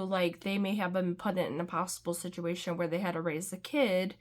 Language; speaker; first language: English; native; English